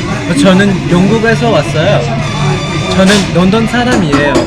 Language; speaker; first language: Korean; non-native, learner; English